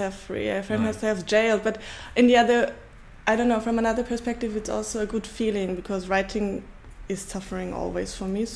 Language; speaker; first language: English; non-native, fluent; German